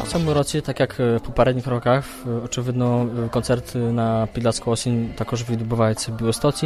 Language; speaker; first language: Ukrainian; early bilingual, heritage; Ukrainian